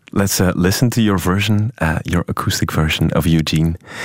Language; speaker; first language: English; non-native, fluent; Dutch